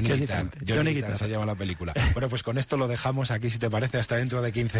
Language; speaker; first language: Spanish; native; Spanish